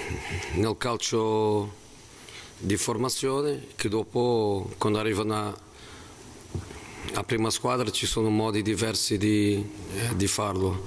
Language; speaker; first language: Italian; non-native, fluent; Portuguese